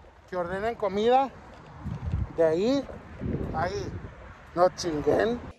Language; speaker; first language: Spanish; early bilingual, heritage; Spanish